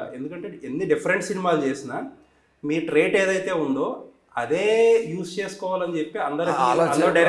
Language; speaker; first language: Telugu; native; Telugu